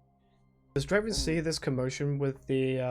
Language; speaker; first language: English; native; English